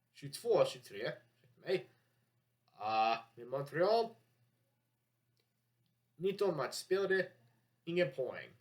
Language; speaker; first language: Swedish; non-native, learner; English